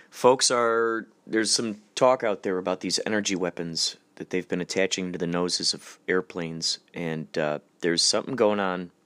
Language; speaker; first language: English; native; English